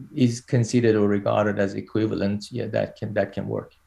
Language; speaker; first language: English; non-native, fluent; Persian